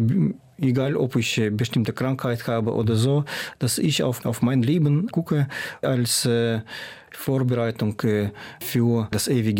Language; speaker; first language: German; non-native, fluent; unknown